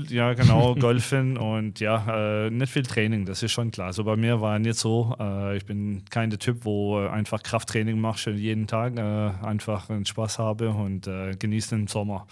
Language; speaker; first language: German; non-native, fluent; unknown